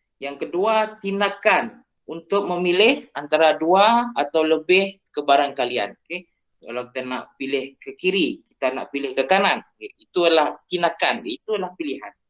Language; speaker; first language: Malay; non-native, local second language; Iban